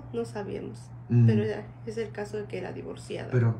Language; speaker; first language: Spanish; native; Spanish